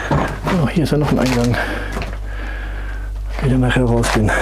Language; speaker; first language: German; native; German